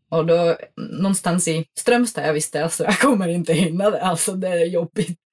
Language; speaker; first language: Swedish; non-native, fluent; Czech